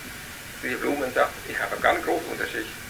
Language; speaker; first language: German; non-native, learner; Vietnamese